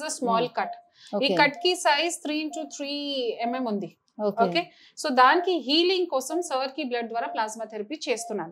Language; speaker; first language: Telugu; non-native, fluent; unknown